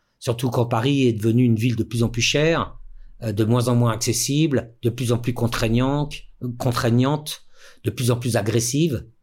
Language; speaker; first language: French; native; French